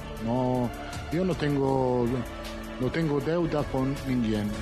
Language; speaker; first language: Spanish; non-native, fluent; Italian